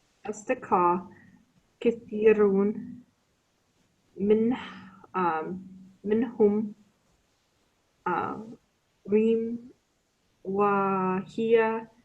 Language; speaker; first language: Arabic; non-native, learner; English